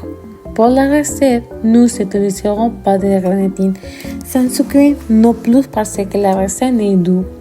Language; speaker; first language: French; non-native, learner; Spanish